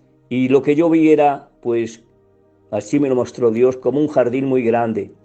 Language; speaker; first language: Spanish; native; Spanish